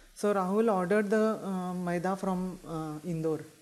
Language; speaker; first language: English; non-native, local second language; Marathi